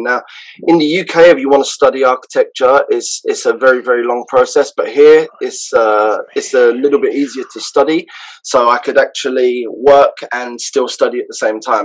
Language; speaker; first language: English; native; English